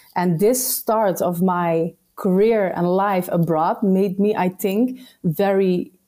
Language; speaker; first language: English; non-native, fluent; Dutch